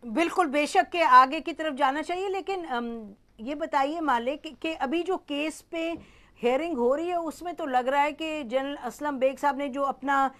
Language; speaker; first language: Urdu; native; Urdu